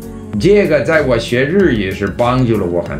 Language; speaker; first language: Chinese; non-native, fluent; English